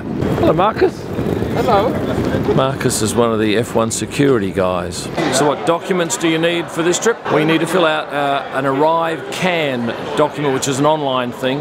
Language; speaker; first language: English; native; English